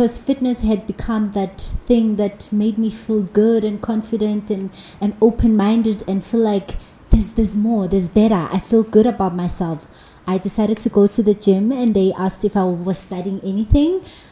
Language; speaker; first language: English; non-native, local second language; Zulu